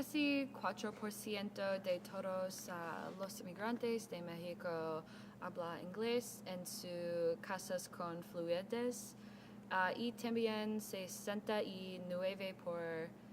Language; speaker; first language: Spanish; non-native, learner; English